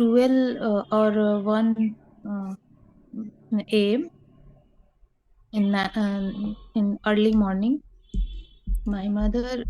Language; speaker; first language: English; non-native, learner; Hindi